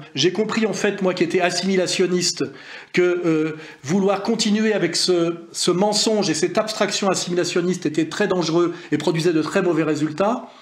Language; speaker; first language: French; native; French